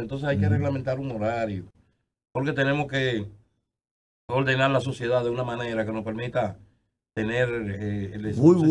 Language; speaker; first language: Spanish; native; Spanish